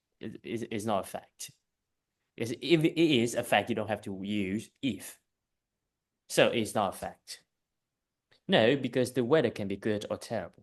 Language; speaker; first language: English; non-native, fluent; Vietnamese